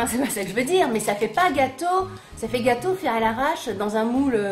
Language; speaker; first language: French; native; French